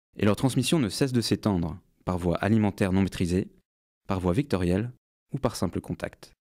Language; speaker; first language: French; native; French